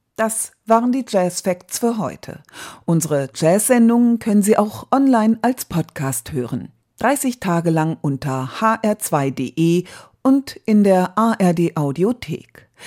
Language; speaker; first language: German; native; German